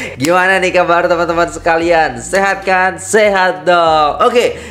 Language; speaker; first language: Indonesian; native; Indonesian